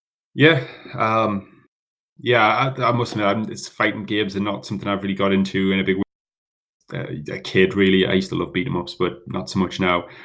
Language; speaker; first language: English; native; English